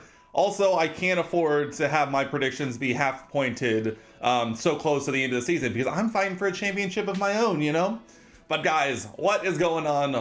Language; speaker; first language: English; native; English